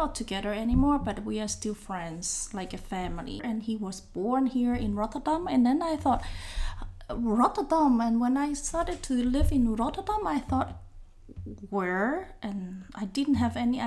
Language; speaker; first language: English; non-native, local second language; Cantonese